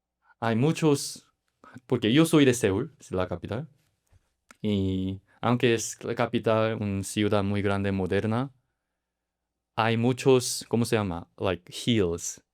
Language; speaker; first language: Spanish; non-native, learner; Korean